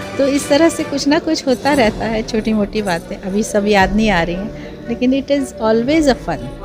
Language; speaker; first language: Hindi; non-native, local second language; Marathi